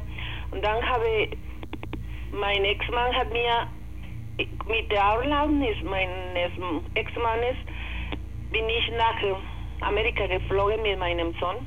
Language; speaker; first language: German; non-native, learner; Spanish